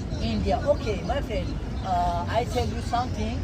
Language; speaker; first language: English; non-native, learner; Tajik